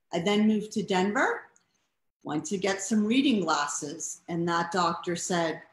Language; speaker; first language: English; native; English